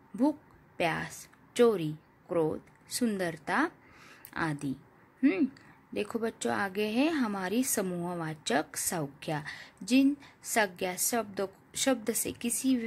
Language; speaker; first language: Hindi; non-native, local second language; Marathi